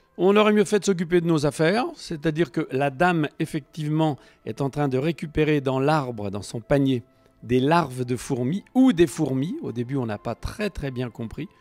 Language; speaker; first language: French; native; French